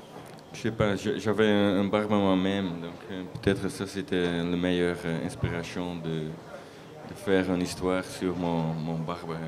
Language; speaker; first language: French; non-native, local second language; Dutch